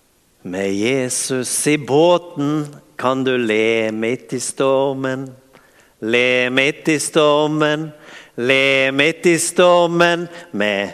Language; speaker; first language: Norwegian; native; Norwegian